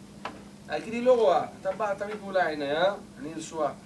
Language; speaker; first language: Hebrew; native; Hebrew